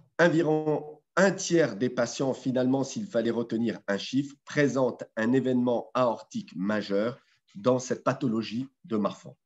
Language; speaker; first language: French; native; French